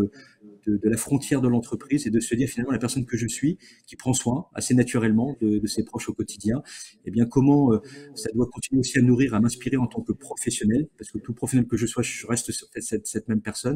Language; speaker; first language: French; native; French